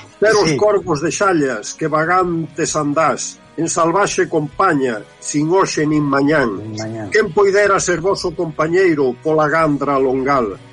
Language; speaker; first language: Galician; native; Galician